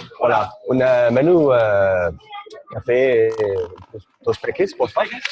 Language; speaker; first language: Spanish; non-native, learner; English